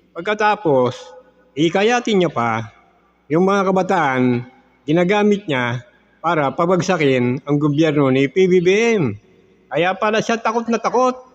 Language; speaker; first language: Filipino; native; Filipino